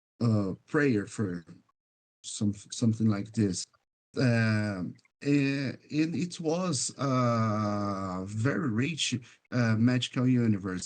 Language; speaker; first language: English; non-native, fluent; Portuguese